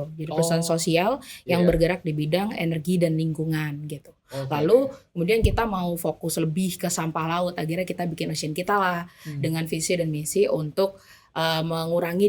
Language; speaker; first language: Indonesian; native; Indonesian